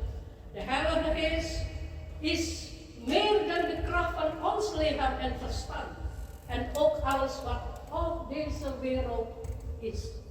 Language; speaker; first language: Dutch; non-native, fluent; Indonesian